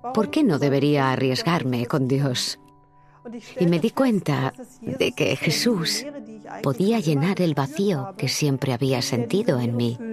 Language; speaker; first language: Spanish; non-native, fluent; German